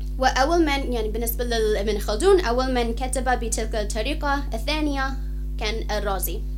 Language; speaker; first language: Arabic; non-native, fluent; English